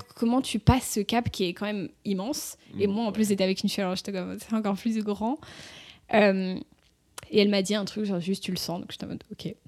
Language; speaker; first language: French; native; French